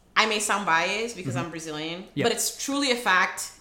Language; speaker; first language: English; early bilingual, other home language; Portuguese